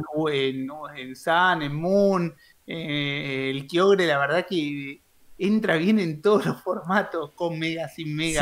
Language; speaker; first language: Spanish; native; Spanish